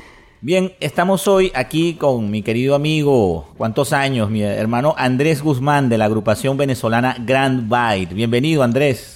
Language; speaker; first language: Spanish; native; Spanish